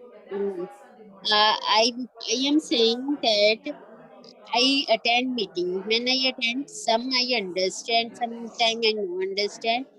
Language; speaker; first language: English; non-native, learner; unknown